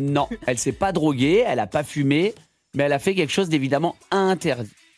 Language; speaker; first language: French; native; French